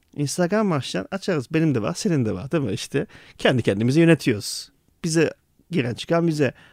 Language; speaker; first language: Turkish; early bilingual, heritage; Turkish